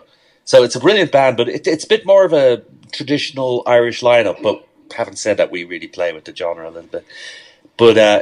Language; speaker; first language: English; native; English